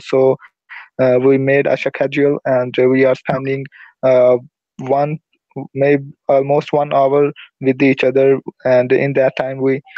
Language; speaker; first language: English; non-native, learner; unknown